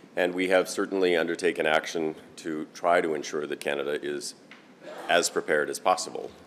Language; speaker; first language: English; native; English